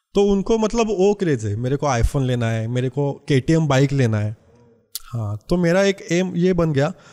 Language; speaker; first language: Hindi; non-native, local second language; Marathi